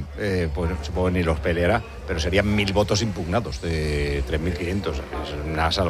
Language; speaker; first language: Spanish; native; Spanish